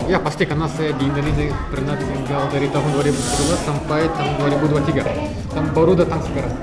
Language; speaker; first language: Indonesian; non-native, fluent; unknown